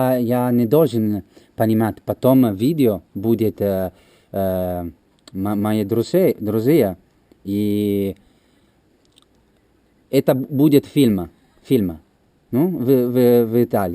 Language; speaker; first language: Russian; non-native, learner; Italian